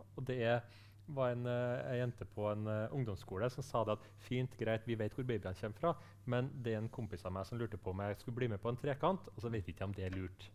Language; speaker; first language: Norwegian; native; Norwegian